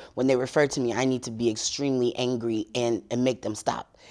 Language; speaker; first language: English; native; English